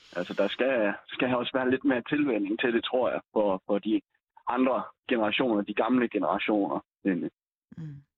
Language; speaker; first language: Danish; native; Danish